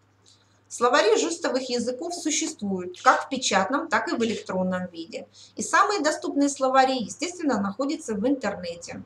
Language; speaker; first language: Russian; native; Russian